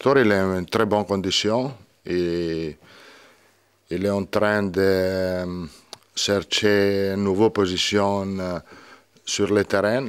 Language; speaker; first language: French; non-native, learner; Italian